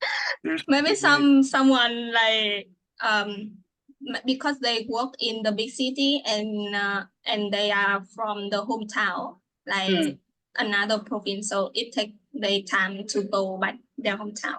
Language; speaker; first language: English; non-native, fluent; Vietnamese